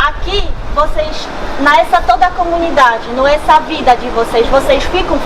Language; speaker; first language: Portuguese; non-native, learner; Polish